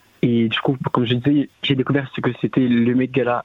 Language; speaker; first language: French; native; French